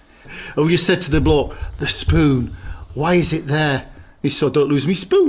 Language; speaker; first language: English; native; English